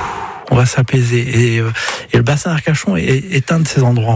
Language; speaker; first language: French; native; French